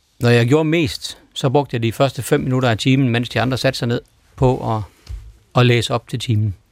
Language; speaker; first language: Danish; native; Danish